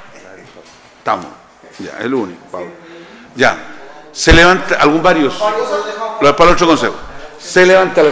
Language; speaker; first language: Spanish; native; Spanish